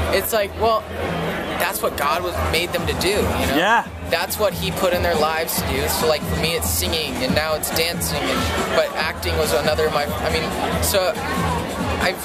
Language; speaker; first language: English; native; English